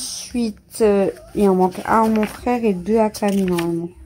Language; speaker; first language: French; native; French